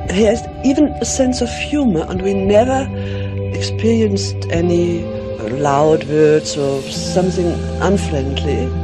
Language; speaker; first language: English; non-native, fluent; German